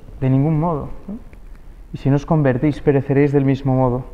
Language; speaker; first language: Spanish; native; Spanish